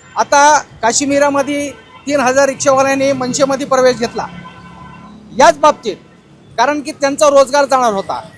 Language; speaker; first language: Marathi; non-native, local second language; Hindi